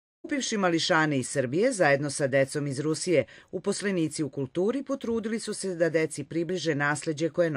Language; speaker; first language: Serbian; native; Serbian